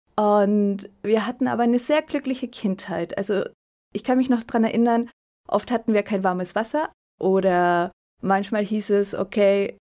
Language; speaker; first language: German; early bilingual, other home language; Spanish